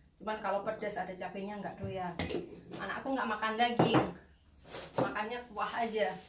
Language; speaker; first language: Indonesian; native; Indonesian